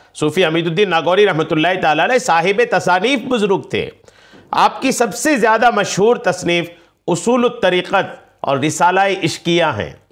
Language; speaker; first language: Urdu; native; Urdu